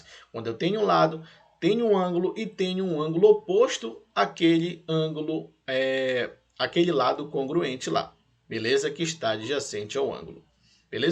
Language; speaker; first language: Portuguese; native; Portuguese